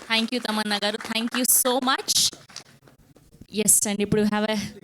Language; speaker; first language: Telugu; native; Telugu